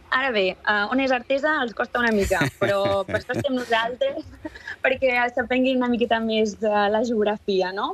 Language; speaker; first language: Catalan; early bilingual, other home language; Bulgarian